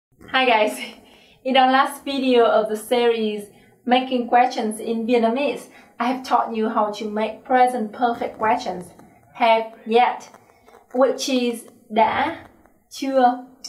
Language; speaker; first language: English; non-native, fluent; Vietnamese